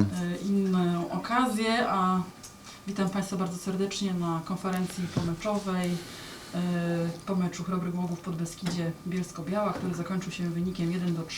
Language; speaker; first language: Polish; native; Polish